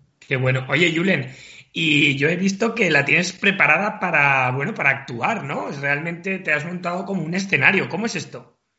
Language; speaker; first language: Spanish; native; Spanish